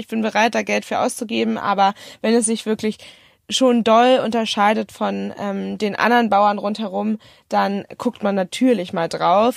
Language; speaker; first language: German; native; German